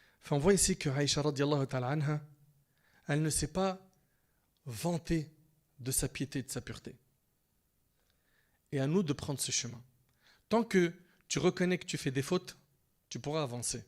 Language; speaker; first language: French; native; French